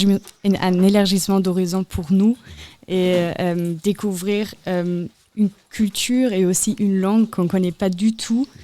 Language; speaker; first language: French; non-native, fluent; German